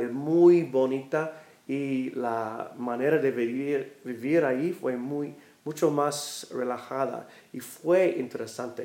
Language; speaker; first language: Spanish; non-native, fluent; English